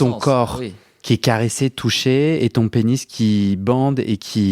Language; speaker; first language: French; native; French